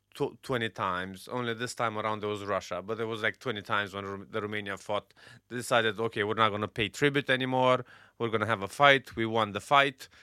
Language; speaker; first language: English; non-native, fluent; Romanian